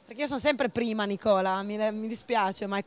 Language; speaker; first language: Italian; native; Italian